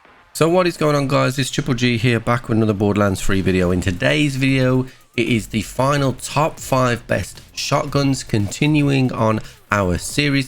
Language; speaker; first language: English; native; English